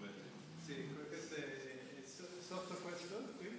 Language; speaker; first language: Italian; non-native, learner; English